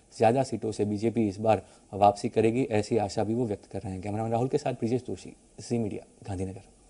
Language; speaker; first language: Hindi; non-native, local second language; Gujarati